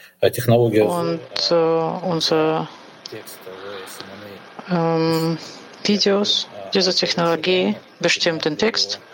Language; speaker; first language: German; non-native, fluent; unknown